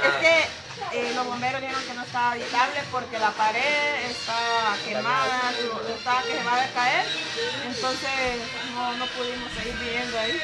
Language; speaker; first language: Spanish; native; Spanish